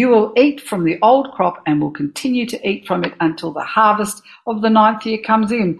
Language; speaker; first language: English; native; English